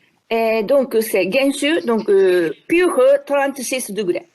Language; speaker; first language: French; non-native, fluent; Japanese